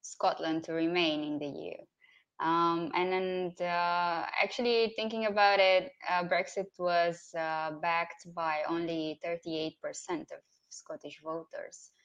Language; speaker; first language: English; non-native, fluent; Romanian